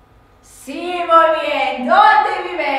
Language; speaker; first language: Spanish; non-native, learner; English